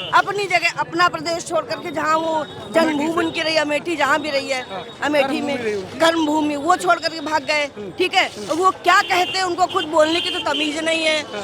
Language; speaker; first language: Hindi; native; Hindi